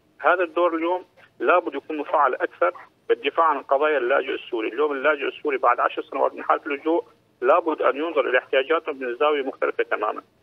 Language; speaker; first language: Arabic; native; Arabic